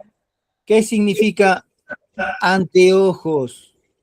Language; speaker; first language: Spanish; non-native, fluent; Portuguese